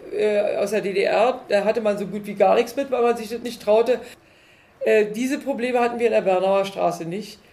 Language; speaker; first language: German; native; German